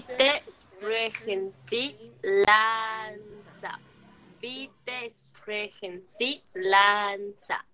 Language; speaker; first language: German; non-native, learner; Spanish